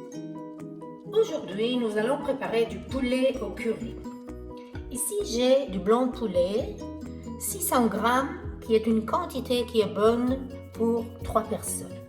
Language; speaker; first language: French; non-native, fluent; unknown